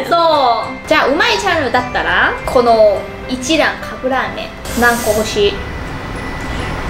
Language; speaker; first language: Japanese; non-native, fluent; Chinese